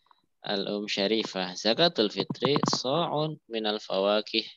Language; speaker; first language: Arabic; non-native, fluent; Indonesian